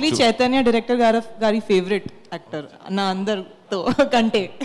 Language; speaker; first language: Telugu; non-native, fluent; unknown